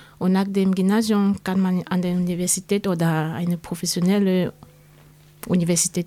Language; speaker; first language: German; non-native, learner; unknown